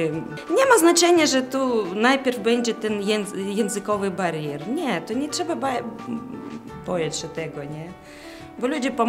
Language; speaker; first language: Polish; non-native, learner; Russian